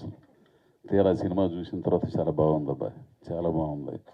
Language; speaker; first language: Telugu; native; Telugu